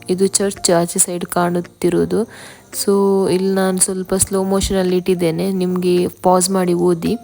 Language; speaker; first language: Kannada; non-native, local second language; Tulu